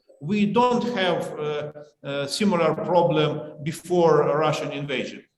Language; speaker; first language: English; non-native, learner; Ukrainian